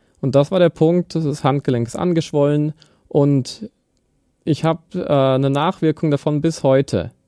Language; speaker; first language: German; native; German